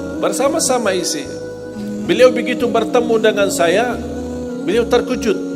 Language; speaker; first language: Indonesian; non-native, fluent; Arabic